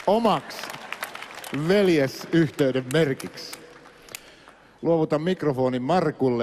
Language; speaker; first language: Finnish; native; Finnish